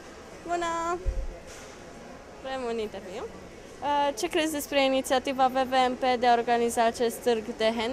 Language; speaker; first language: Romanian; native; Romanian